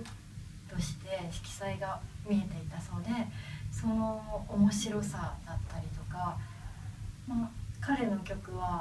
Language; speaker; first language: Japanese; native; Japanese